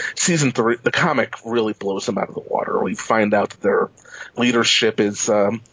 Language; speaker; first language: English; native; English